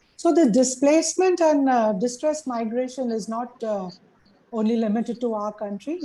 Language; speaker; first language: English; non-native, local second language; Hindi